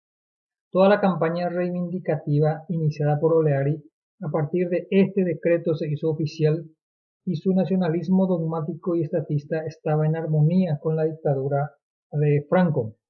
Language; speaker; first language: Spanish; native; Spanish